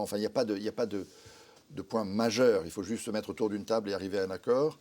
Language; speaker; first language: French; native; French